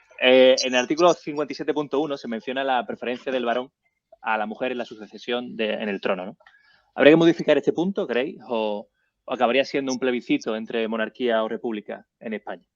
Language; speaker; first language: Spanish; native; Spanish